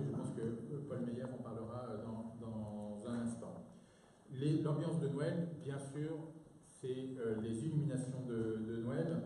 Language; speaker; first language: French; native; French